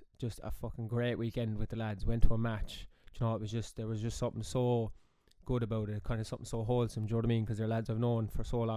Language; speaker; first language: English; native; English